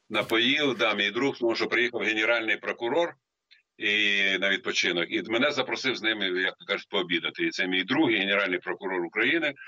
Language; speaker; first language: Ukrainian; native; Ukrainian